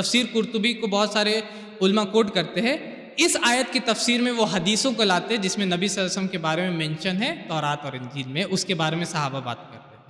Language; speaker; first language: Urdu; native; Urdu